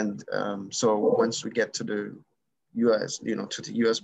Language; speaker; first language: English; non-native, fluent; Spanish